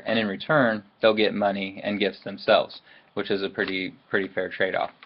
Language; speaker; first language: English; native; English